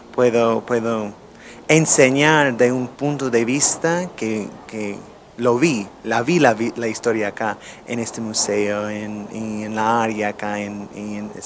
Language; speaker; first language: Spanish; non-native, fluent; English